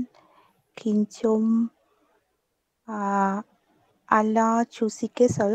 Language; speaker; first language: Korean; non-native, learner; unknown